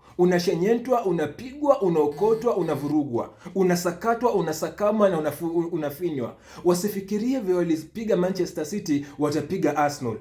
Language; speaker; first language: Swahili; native; Swahili